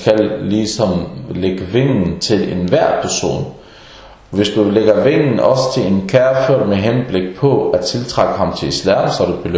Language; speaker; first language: Danish; early bilingual, other home language; Arabic